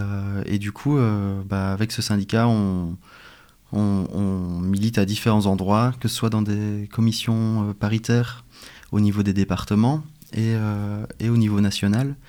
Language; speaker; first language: French; native; French